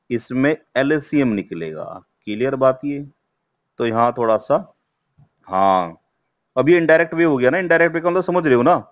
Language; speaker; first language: Hindi; native; Hindi